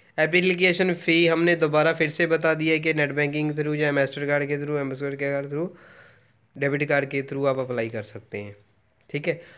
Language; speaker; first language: Hindi; non-native, local second language; Punjabi